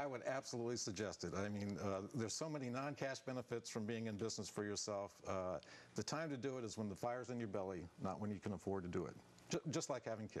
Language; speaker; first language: English; native; English